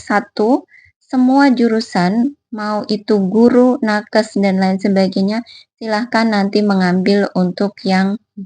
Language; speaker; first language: Indonesian; native; Indonesian